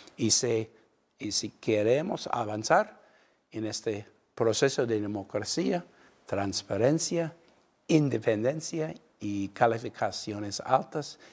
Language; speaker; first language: Spanish; non-native, fluent; English